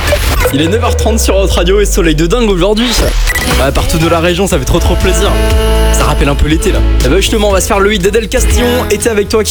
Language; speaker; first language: French; native; French